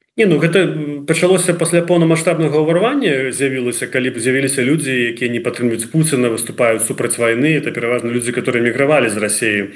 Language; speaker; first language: Belarusian; non-native, local second language; Russian